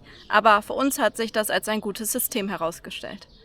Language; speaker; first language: German; native; German